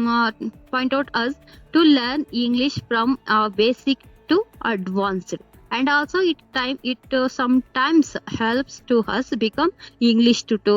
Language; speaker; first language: English; non-native, learner; Kannada